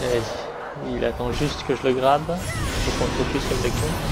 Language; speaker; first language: French; native; French